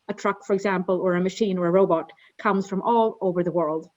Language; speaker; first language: English; non-native, fluent; Swedish